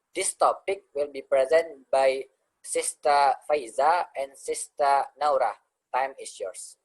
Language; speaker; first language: English; non-native, learner; Indonesian